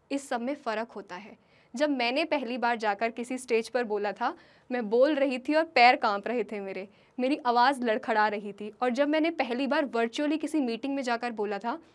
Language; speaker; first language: Hindi; native; Hindi